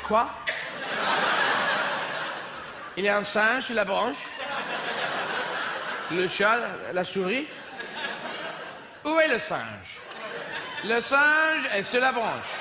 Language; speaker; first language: French; non-native, fluent; English